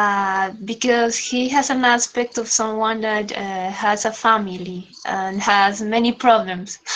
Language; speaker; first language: English; non-native, learner; Spanish